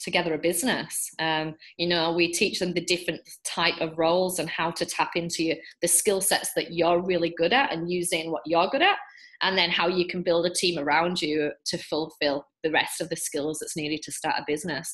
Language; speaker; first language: English; native; English